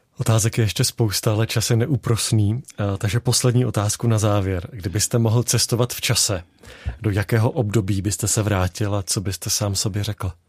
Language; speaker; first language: Czech; native; Czech